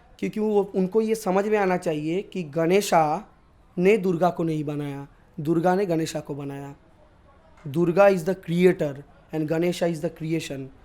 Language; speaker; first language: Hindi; non-native, local second language; Bangla